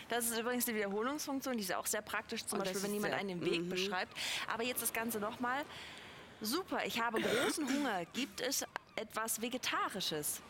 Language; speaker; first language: German; native; German